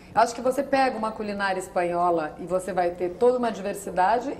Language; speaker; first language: Portuguese; native; Portuguese